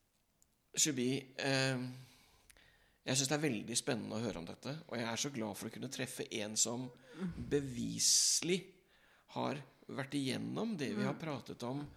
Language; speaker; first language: Norwegian; native; Norwegian